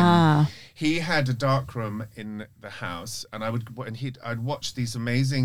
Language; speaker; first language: English; native; English